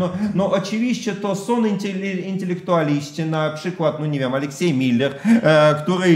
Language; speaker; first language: Polish; non-native, fluent; Russian